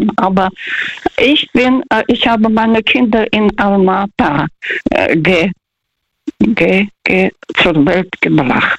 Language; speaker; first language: German; early bilingual, heritage; Russian